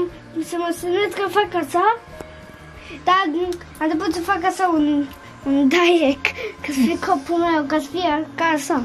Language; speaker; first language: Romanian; early bilingual, heritage; Romanian